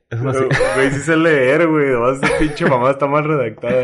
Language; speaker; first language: Spanish; native; Spanish